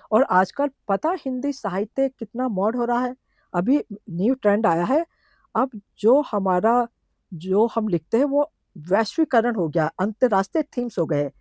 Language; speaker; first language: Hindi; native; Hindi